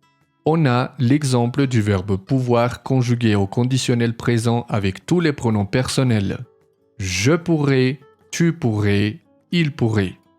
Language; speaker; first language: French; non-native, fluent; Spanish